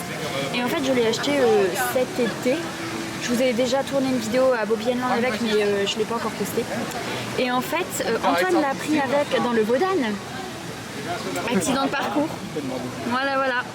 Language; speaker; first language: French; native; French